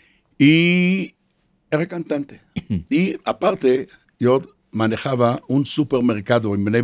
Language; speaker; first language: Spanish; non-native, fluent; Hebrew